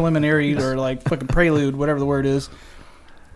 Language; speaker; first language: English; native; English